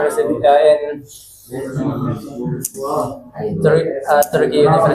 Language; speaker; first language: English; non-native, learner; Indonesian